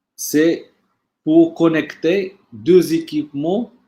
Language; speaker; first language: French; non-native, local second language; Arabic